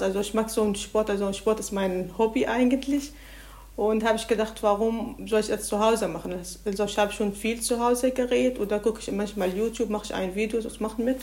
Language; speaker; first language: German; non-native, learner; Arabic